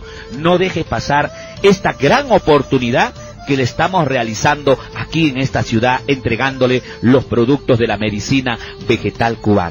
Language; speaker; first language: Spanish; native; Spanish